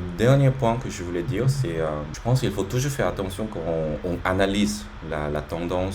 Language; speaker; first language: French; native; French